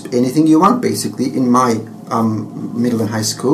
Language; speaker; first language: English; non-native, fluent; Turkish